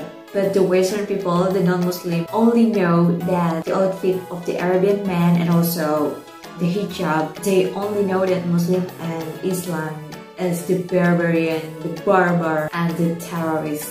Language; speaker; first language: English; non-native, learner; Indonesian